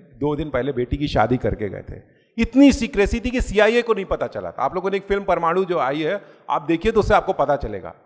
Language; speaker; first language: Hindi; native; Hindi